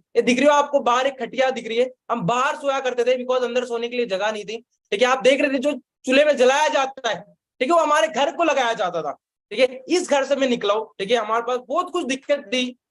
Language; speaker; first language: Hindi; non-native, local second language; Marathi